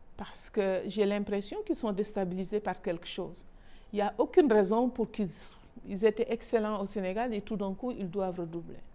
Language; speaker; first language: French; non-native, local second language; Wolof